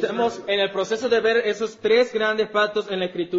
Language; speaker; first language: Spanish; native; Spanish